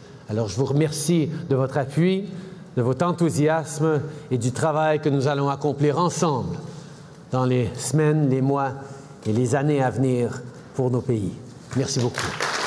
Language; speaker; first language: French; native; French